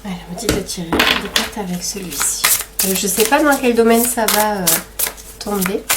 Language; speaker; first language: French; native; French